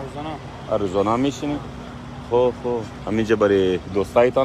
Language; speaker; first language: Persian; non-native, local second language; Pashto